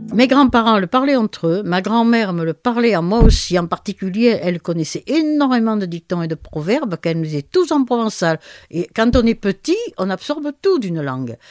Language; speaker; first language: French; native; French